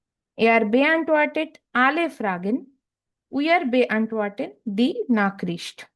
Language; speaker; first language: German; non-native, fluent; Hindi